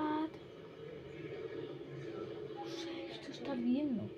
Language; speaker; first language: Spanish; native; Spanish